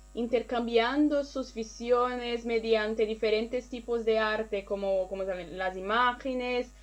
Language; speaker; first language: Spanish; non-native, learner; Portuguese